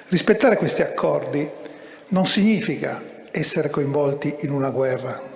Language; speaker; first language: Italian; native; Italian